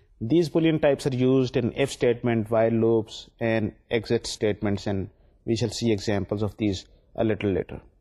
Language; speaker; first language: English; non-native, local second language; Urdu